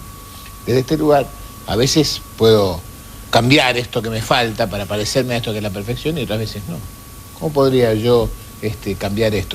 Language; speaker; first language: Spanish; native; Spanish